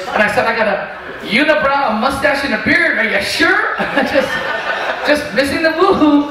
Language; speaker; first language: English; native; English